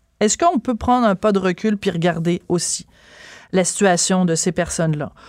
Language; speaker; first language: French; native; French